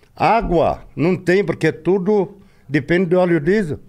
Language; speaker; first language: Portuguese; non-native, fluent; Arabic